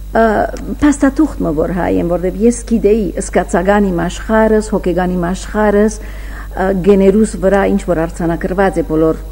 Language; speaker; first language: Armenian; early bilingual, heritage; Armenian